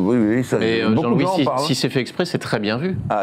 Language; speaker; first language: French; native; French